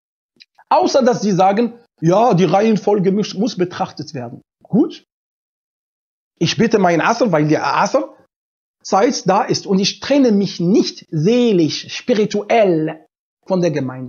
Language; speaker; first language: German; non-native, fluent; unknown